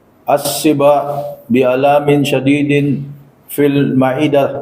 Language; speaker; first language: Arabic; non-native, learner; Filipino